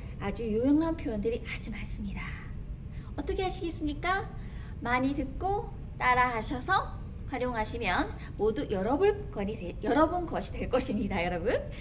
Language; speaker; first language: Korean; native; Korean